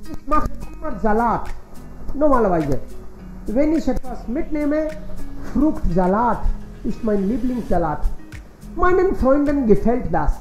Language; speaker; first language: German; non-native, fluent; Hindi